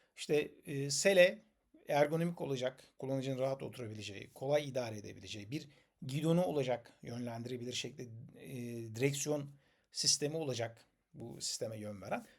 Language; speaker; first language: Turkish; native; Turkish